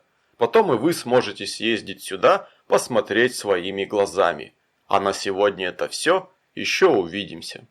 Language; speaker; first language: Russian; native; Russian